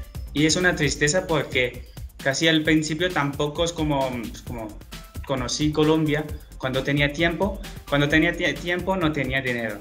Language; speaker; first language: Spanish; non-native, fluent; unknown